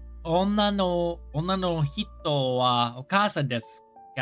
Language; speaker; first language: Japanese; non-native, learner; English